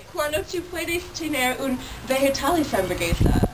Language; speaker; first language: Spanish; non-native, learner; English